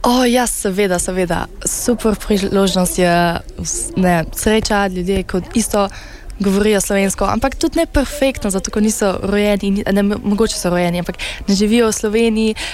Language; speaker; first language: Slovenian; early bilingual, heritage; Slovenian